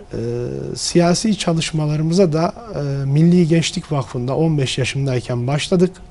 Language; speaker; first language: Turkish; native; Turkish